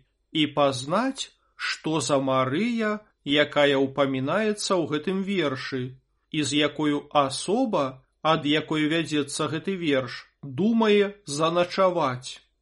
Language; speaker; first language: Belarusian; native; Belarusian